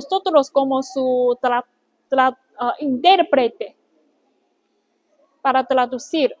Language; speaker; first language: Spanish; non-native, learner; Chinese